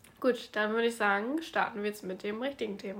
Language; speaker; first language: German; native; German